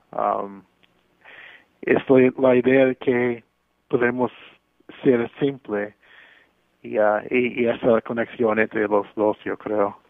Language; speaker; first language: Spanish; non-native, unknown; English